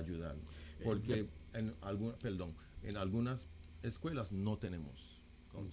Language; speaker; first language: Spanish; non-native, local second language; English